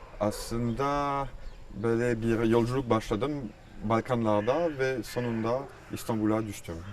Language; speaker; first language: Turkish; non-native, fluent; French